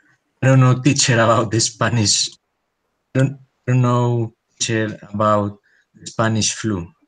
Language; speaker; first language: English; non-native, learner; Spanish